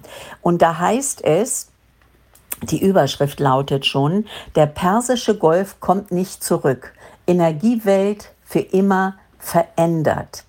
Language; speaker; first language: German; native; German